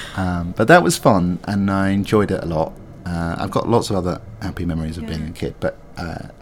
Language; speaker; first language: English; native; English